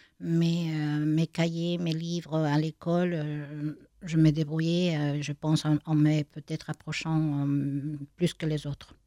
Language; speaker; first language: French; non-native, fluent; Spanish